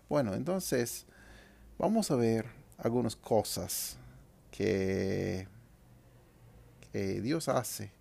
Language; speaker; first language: Spanish; non-native, fluent; English